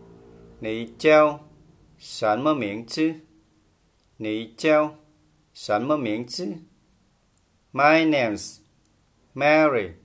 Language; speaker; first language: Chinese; non-native, fluent; Vietnamese